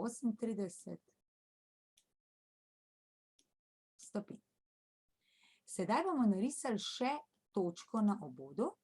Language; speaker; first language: Slovenian; native; Slovenian